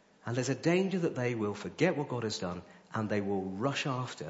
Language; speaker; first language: English; native; English